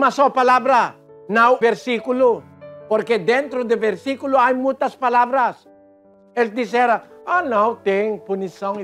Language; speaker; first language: Portuguese; non-native, fluent; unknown